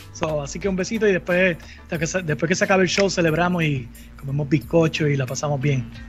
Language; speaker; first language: Spanish; native; Spanish